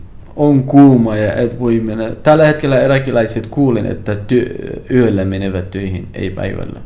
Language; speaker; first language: Finnish; non-native, learner; Arabic